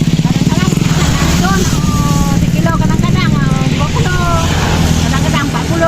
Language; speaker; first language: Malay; non-native, local second language; Achinese